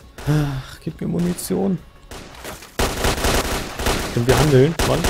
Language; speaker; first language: German; native; German